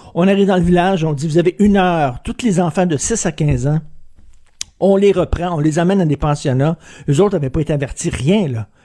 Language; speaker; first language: French; native; French